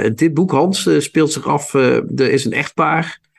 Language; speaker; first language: Dutch; native; Dutch